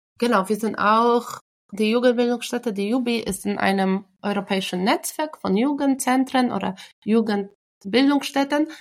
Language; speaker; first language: German; non-native, fluent; Polish